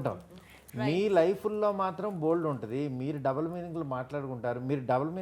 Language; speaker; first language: Telugu; native; Telugu